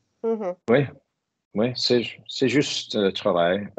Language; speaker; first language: French; non-native, learner; English